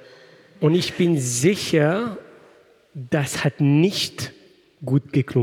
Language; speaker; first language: German; non-native, fluent; French